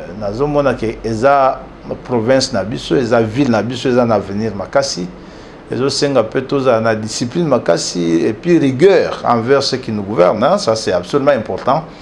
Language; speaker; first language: Lingala; non-native, local second language; Luba-Lulua